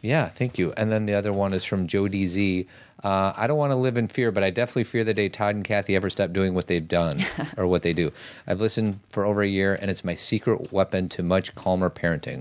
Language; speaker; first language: English; native; English